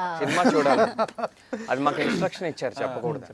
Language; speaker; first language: Telugu; native; Telugu